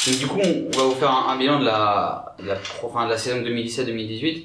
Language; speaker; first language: French; native; French